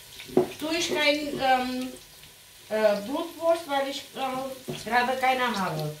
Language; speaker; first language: German; non-native, fluent; Portuguese